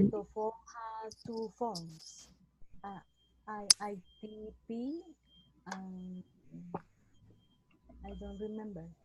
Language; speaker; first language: English; non-native, learner; Spanish